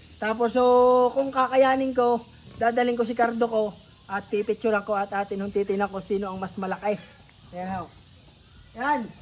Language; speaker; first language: Filipino; native; Filipino